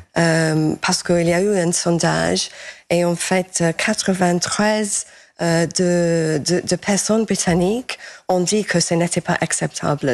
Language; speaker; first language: French; non-native, fluent; English